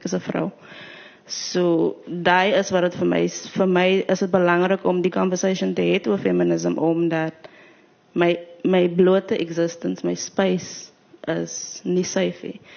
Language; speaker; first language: Afrikaans; native; Afrikaans